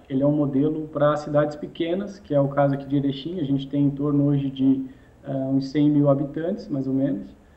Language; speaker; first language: Portuguese; native; Portuguese